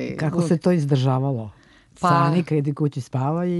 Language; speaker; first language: Serbian; native; Serbian